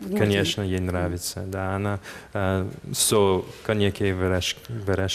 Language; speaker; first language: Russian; non-native, fluent; English